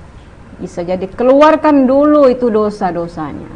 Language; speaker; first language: Indonesian; native; Indonesian